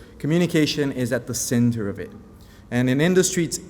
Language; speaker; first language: English; non-native, fluent; Portuguese